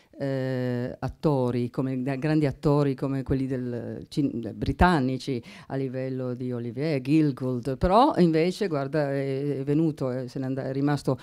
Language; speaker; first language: Italian; native; Italian